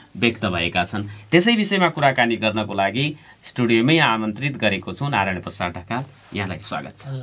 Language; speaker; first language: Nepali; native; Nepali